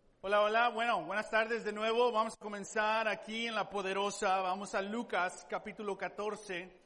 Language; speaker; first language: Spanish; non-native, fluent; English